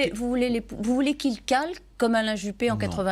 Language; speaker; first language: French; native; French